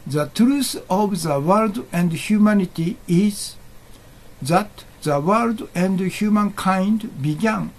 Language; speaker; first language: English; non-native, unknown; Japanese